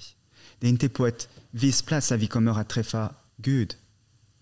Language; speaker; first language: Swedish; non-native, fluent; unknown